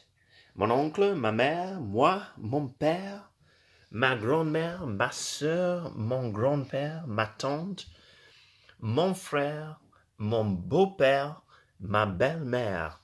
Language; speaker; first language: French; non-native, fluent; English